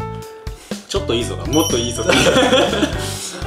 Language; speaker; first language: Japanese; native; Japanese